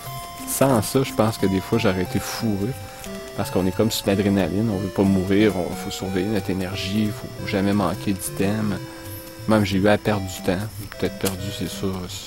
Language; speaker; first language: French; native; French